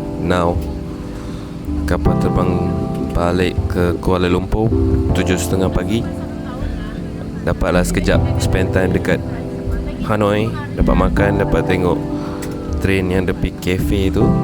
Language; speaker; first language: Malay; native; Malay